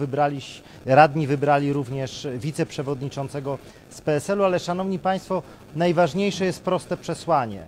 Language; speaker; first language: Polish; native; Polish